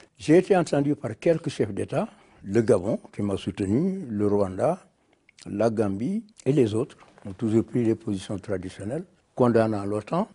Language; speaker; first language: French; non-native, local second language; Wolof